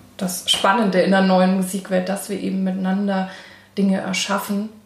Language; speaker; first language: German; native; German